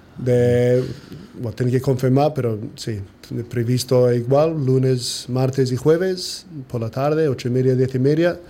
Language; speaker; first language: Spanish; non-native, fluent; English